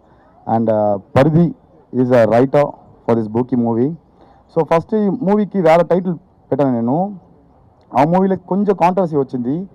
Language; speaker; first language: Telugu; non-native, learner; Tamil